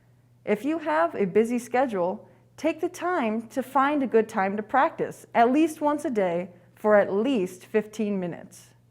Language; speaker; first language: English; native; English